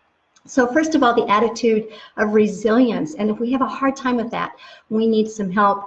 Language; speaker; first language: English; native; English